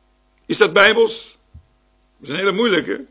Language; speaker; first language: Dutch; native; Dutch